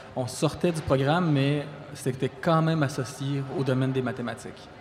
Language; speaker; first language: French; native; French